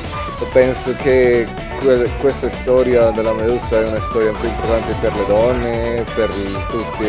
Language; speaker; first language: Italian; non-native, learner; Spanish